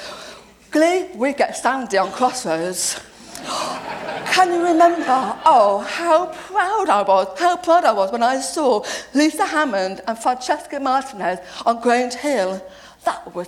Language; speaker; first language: English; native; English